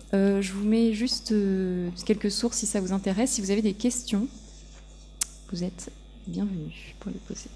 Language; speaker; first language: French; native; French